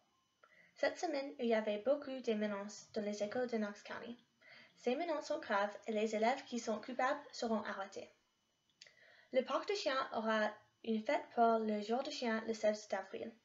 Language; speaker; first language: French; non-native, learner; English